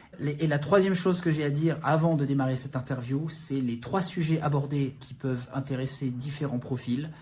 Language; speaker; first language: French; native; French